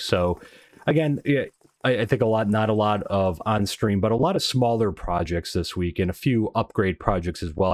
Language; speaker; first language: English; native; English